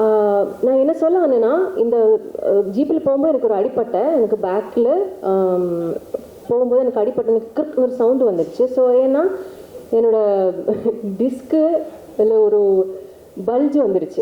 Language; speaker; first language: Tamil; non-native, learner; Malayalam